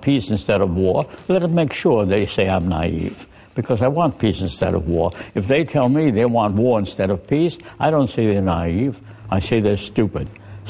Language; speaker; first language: English; early bilingual, other home language; Yiddish